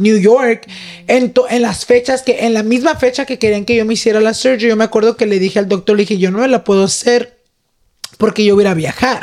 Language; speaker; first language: Spanish; early bilingual, heritage; Spanish